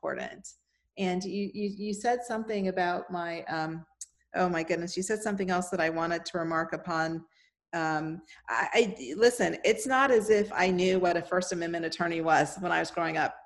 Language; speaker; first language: English; native; English